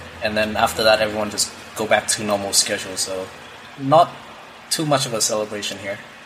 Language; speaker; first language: English; non-native, fluent; Vietnamese